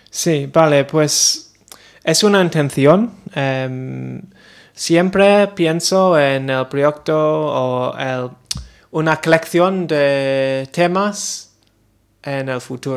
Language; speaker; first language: Spanish; non-native, learner; English